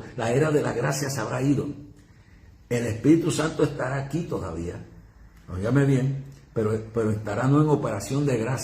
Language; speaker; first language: Spanish; native; Spanish